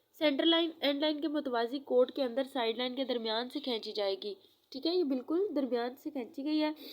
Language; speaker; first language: Urdu; non-native, local second language; Punjabi